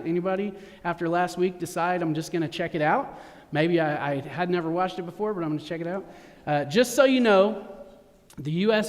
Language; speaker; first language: English; native; English